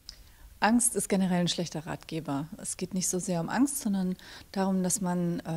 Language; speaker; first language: German; native; German